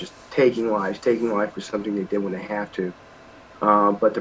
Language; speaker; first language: English; native; English